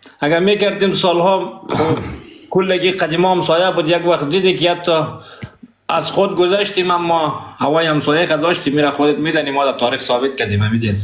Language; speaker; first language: Persian; non-native, local second language; Pashto